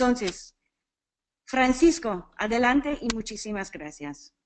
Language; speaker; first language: Spanish; non-native, fluent; English